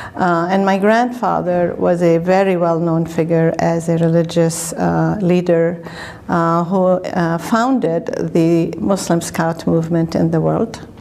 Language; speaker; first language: English; non-native, fluent; Arabic